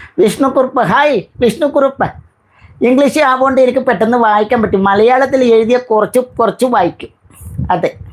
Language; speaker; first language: Malayalam; non-native, learner; Bangla